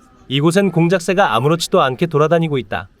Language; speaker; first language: Korean; native; Korean